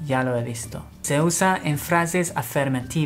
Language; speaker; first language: Spanish; non-native, fluent; English